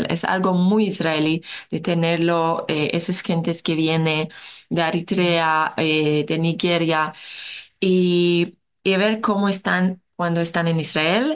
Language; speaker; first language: Spanish; non-native, learner; Hebrew